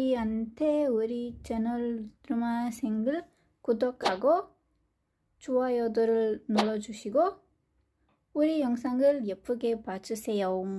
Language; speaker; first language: Korean; non-native, fluent; Romanian